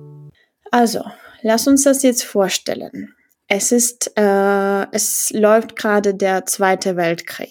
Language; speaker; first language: German; non-native, fluent; Czech